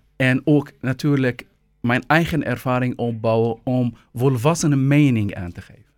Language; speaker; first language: Dutch; non-native, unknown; Arabic